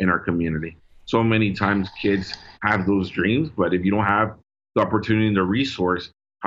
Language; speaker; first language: English; early bilingual, other home language; Spanish